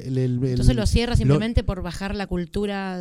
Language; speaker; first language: Spanish; native; Spanish